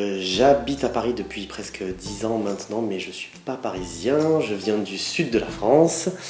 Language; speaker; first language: French; native; French